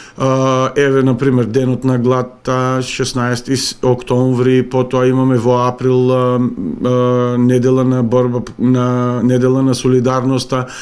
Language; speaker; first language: Macedonian; native; Macedonian